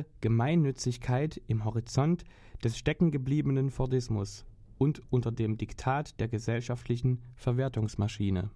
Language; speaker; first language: German; native; German